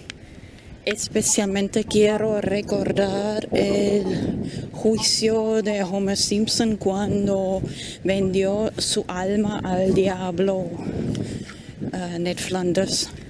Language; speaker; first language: Spanish; non-native, fluent; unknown